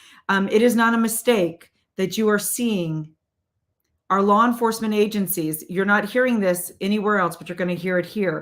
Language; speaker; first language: English; native; English